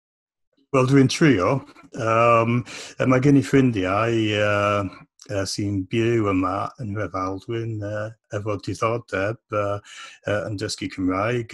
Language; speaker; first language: Welsh; non-native, fluent; English